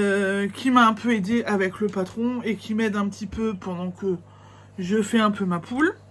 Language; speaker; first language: French; native; French